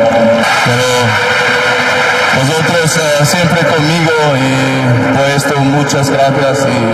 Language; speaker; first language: Spanish; non-native, fluent; German